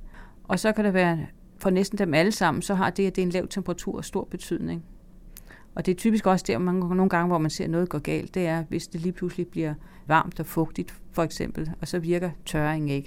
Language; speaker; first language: Danish; native; Danish